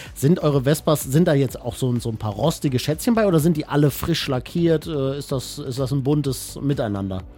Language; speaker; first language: German; native; German